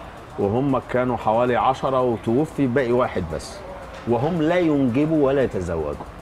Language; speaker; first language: Arabic; native; Arabic